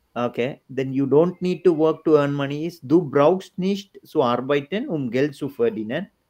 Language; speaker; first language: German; non-native, learner; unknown